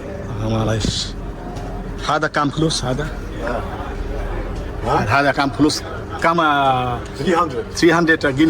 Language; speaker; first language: Arabic; non-native, learner; Bangla